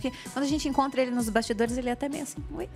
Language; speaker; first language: Portuguese; native; Portuguese